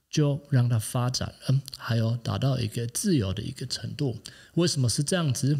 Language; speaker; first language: Chinese; non-native, fluent; German